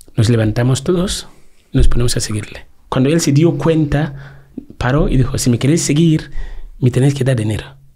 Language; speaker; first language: Spanish; non-native, fluent; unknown